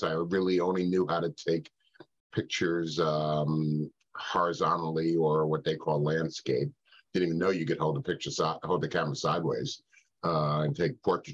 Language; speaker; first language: English; native; English